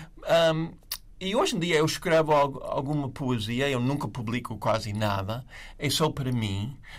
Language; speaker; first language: Portuguese; non-native, fluent; English